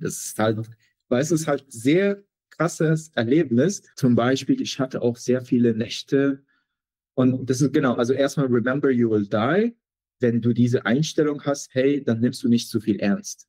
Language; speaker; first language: German; non-native, fluent; Arabic